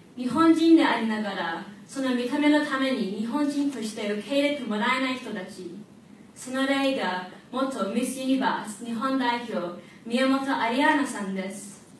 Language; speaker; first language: Japanese; early bilingual, heritage; Japanese